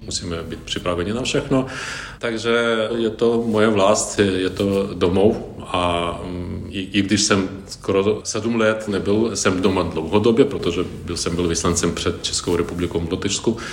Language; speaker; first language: Czech; non-native, fluent; Ukrainian